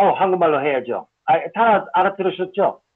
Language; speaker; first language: Korean; non-native, fluent; English